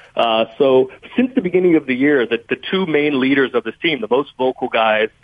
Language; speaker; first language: English; native; English